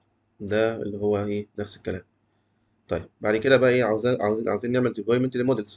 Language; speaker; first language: Arabic; native; Arabic